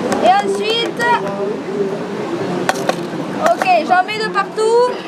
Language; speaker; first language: French; native; French